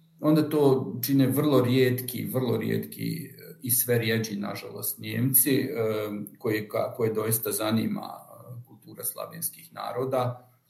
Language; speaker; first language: Croatian; native; Croatian